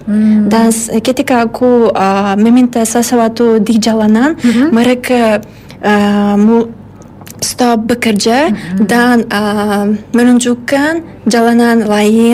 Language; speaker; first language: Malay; non-native, learner; Uzbek